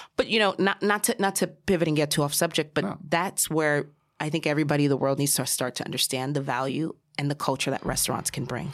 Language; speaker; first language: English; early bilingual, other home language; Spanish